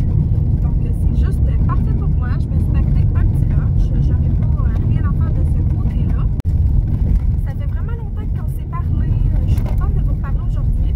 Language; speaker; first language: French; native; French